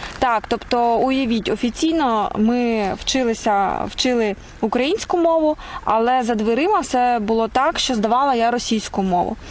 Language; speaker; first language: Ukrainian; non-native, local second language; Russian